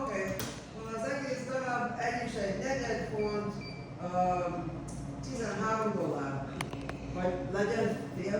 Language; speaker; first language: Hungarian; early bilingual, heritage; Hungarian